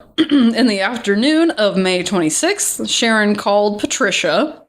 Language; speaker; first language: English; native; English